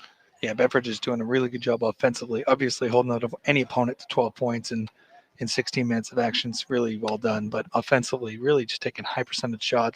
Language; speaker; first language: English; native; English